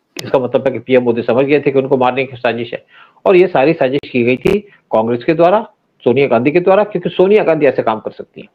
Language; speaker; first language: Hindi; native; Hindi